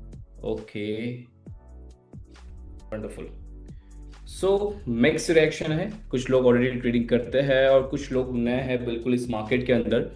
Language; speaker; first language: Hindi; native; Hindi